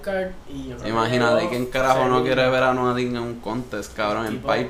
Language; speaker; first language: Spanish; native; Spanish